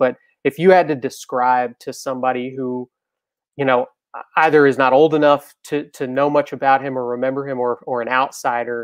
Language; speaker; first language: English; native; English